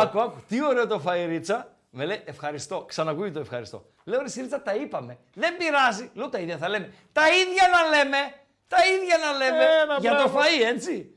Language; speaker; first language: Greek; native; Greek